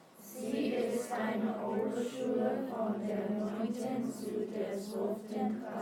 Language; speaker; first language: German; non-native, learner; English